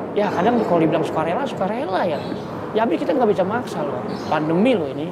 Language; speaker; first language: Indonesian; native; Indonesian